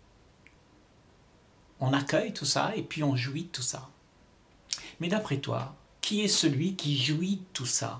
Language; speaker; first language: French; native; French